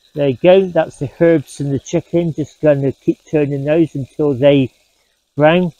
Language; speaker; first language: English; native; English